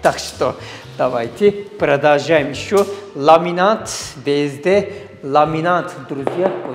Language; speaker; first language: Russian; non-native, learner; Turkish